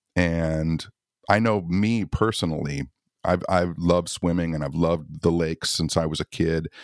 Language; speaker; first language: English; native; English